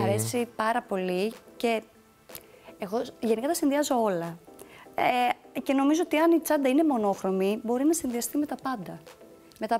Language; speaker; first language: Greek; native; Greek